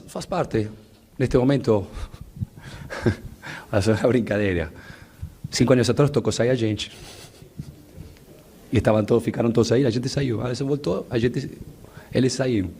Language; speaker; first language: Portuguese; non-native, fluent; Spanish